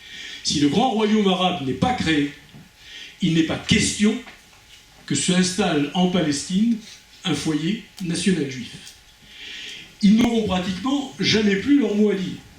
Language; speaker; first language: French; native; French